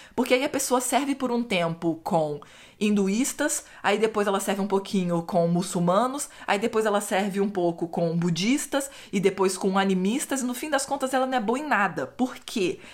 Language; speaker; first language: Portuguese; native; Portuguese